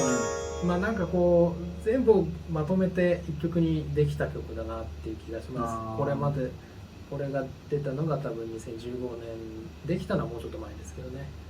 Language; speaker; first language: Japanese; native; Japanese